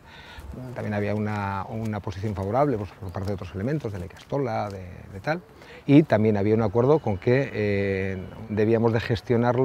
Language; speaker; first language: Spanish; native; Spanish